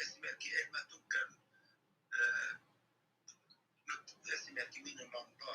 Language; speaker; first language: Finnish; non-native, learner; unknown